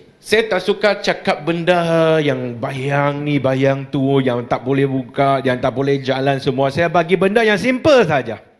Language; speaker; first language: Malay; non-native, local second language; Chinese